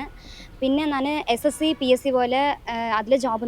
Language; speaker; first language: Malayalam; non-native, local second language; Tamil